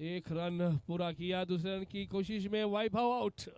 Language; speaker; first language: Hindi; non-native, local second language; Kannada